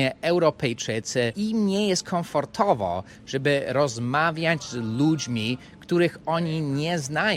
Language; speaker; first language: Polish; non-native, fluent; English